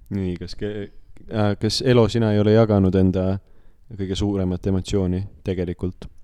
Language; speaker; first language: Estonian; native; Estonian